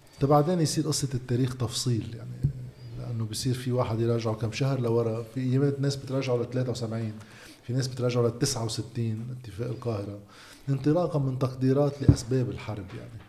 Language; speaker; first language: Arabic; native; Arabic